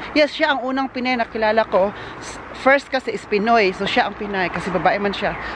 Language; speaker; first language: Filipino; non-native, local second language; Cebuano